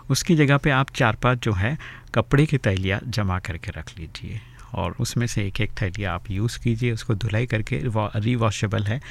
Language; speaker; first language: Hindi; native; Hindi